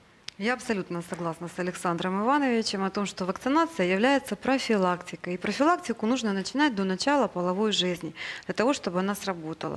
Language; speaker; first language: Russian; native; Russian